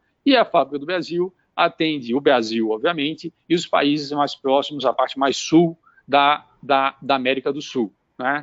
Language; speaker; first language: Portuguese; native; Portuguese